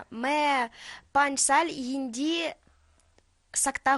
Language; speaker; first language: Hindi; non-native, learner; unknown